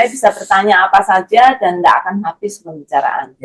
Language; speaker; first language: Indonesian; native; Indonesian